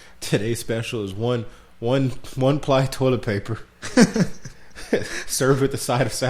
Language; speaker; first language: English; native; English